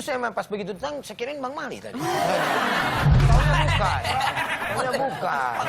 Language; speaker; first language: Indonesian; native; Indonesian